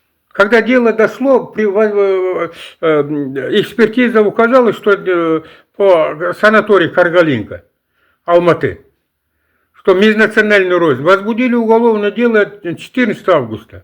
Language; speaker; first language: Russian; non-native, local second language; Kazakh